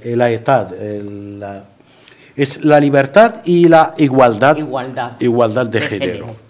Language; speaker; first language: Spanish; non-native, fluent; Arabic